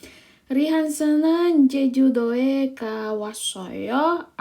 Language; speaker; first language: Korean; non-native, fluent; Indonesian